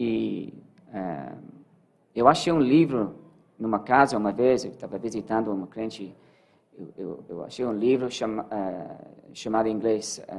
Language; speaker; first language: Portuguese; non-native, learner; English